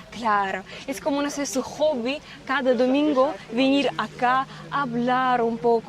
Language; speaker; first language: Spanish; non-native, fluent; Russian